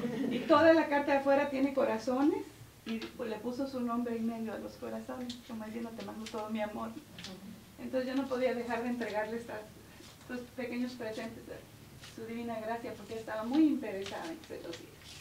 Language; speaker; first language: Spanish; native; Spanish